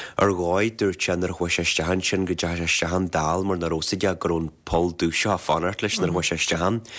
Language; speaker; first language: Irish; native; Irish